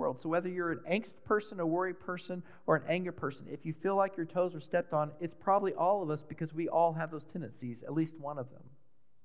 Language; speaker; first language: English; native; English